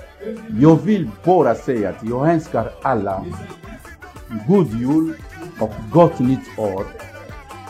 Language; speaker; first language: Swedish; non-native, learner; Lingala